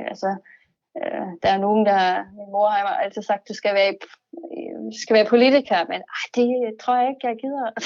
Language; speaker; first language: Danish; non-native, fluent; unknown